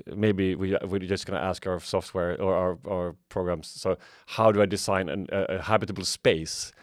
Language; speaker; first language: English; non-native, fluent; Swedish